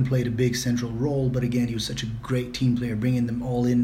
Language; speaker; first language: English; non-native, fluent; Dutch